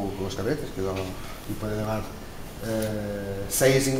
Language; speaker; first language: Spanish; non-native, learner; Portuguese